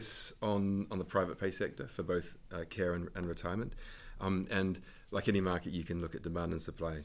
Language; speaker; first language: English; native; English